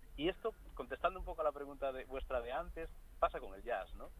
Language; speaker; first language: Spanish; non-native, local second language; Galician